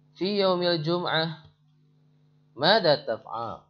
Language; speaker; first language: Arabic; non-native, fluent; Indonesian